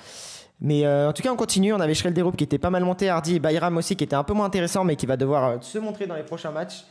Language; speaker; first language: French; native; French